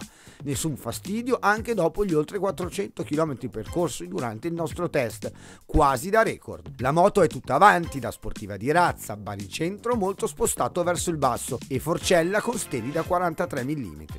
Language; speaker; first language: Italian; native; Italian